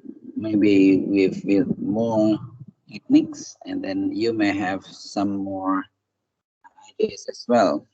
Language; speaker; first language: English; non-native, fluent; Indonesian